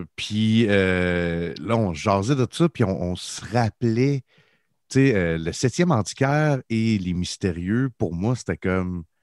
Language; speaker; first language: French; native; French